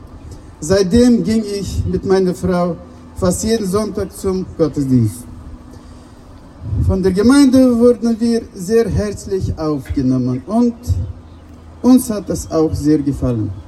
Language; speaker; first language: German; non-native, fluent; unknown